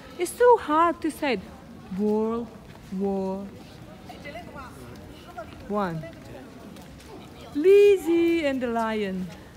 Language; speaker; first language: English; non-native, fluent; Indonesian